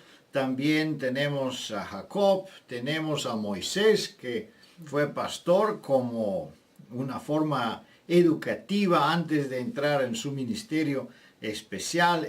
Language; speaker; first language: Spanish; non-native, fluent; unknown